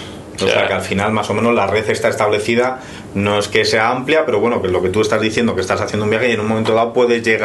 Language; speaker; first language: Spanish; native; Spanish